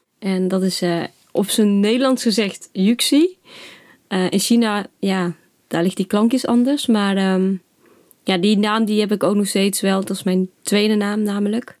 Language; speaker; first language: Dutch; native; Dutch